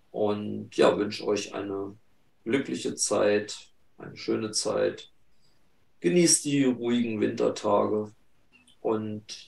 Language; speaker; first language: German; native; German